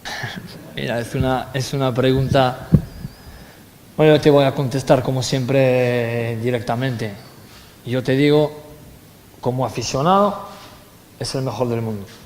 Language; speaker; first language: Spanish; non-native, fluent; French